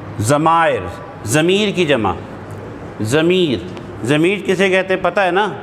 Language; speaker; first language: Urdu; native; Urdu